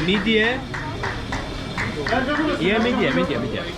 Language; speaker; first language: Hindi; non-native, learner; Turkish